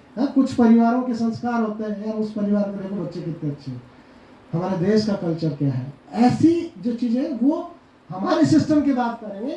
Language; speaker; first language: Hindi; native; Hindi